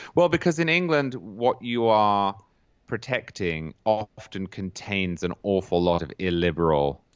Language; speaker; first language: English; native; English